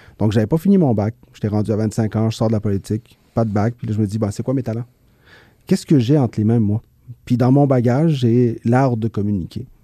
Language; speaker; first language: French; early bilingual, other home language; Spanish